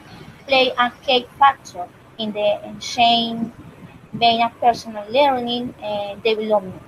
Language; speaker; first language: English; non-native, learner; Spanish